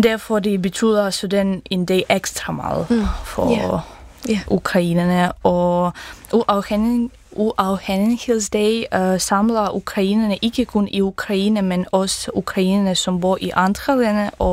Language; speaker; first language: Danish; early bilingual, other home language; Ukrainian